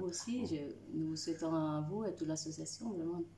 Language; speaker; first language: French; non-native, fluent; Italian